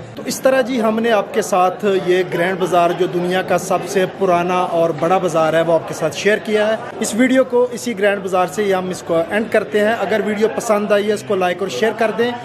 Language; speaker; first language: Urdu; non-native, local second language; Punjabi